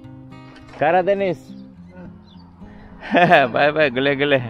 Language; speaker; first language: Turkish; non-native, learner; Hindi